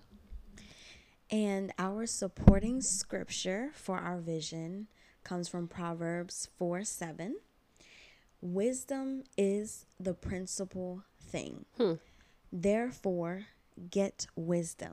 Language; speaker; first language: English; native; English